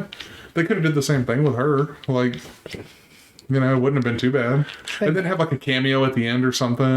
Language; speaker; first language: English; native; English